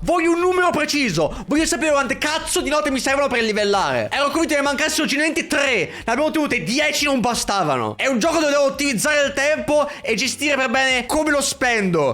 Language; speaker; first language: Italian; native; Italian